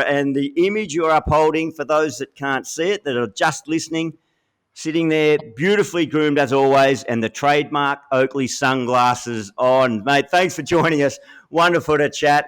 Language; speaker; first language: English; native; English